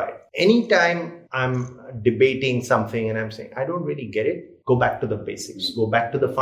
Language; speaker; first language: English; non-native, local second language; Hindi